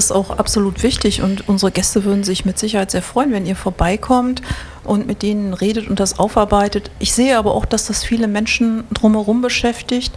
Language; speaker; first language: German; native; German